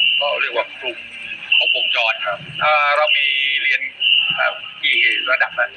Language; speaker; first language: Thai; native; Thai